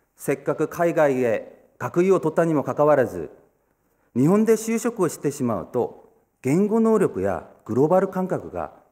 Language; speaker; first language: Japanese; non-native, fluent; Korean